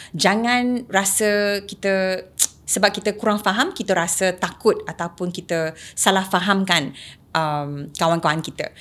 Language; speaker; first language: Malay; non-native, local second language; Chinese